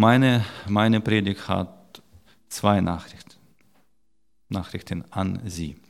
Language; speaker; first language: German; non-native, learner; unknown